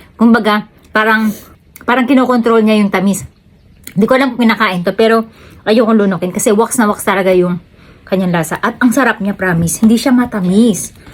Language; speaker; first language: Filipino; native; Filipino